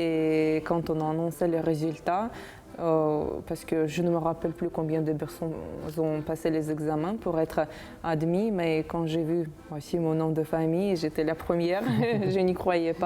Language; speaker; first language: French; non-native, fluent; Uzbek